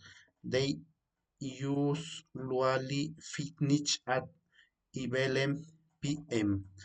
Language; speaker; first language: English; non-native, learner; Spanish